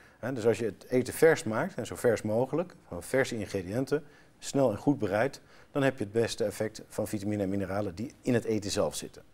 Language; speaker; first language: Dutch; native; Dutch